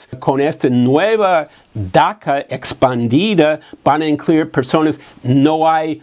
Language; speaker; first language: Spanish; non-native, fluent; English